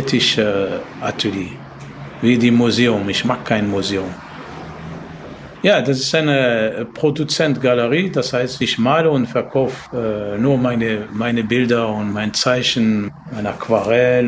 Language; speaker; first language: German; non-native, learner; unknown